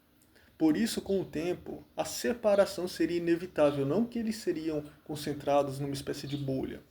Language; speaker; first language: Portuguese; native; Portuguese